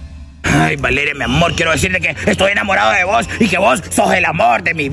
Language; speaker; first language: Spanish; native; Spanish